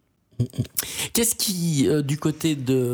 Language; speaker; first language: French; native; French